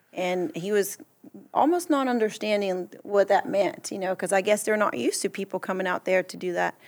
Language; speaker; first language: English; early bilingual, other home language; Portuguese